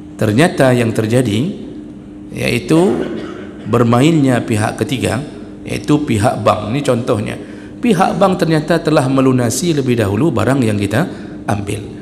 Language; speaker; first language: Malay; non-native, local second language; Achinese